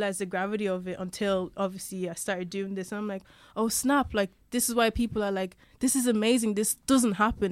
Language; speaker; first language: English; native; English